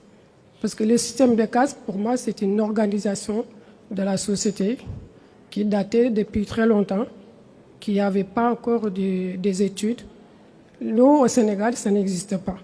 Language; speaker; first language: French; non-native, local second language; Soninke